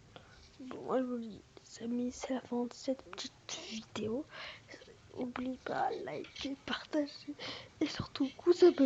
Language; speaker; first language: French; native; French